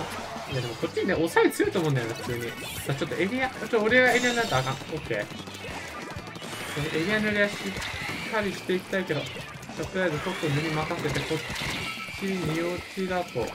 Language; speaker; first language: Japanese; native; Japanese